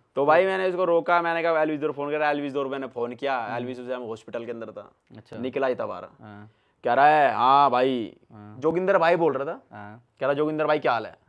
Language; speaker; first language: Hindi; native; Hindi